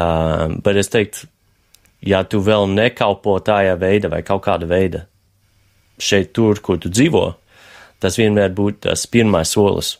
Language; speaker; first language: Latvian; non-native, fluent; English